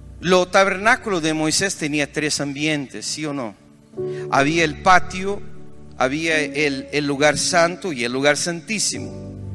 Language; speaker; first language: Spanish; non-native, fluent; Portuguese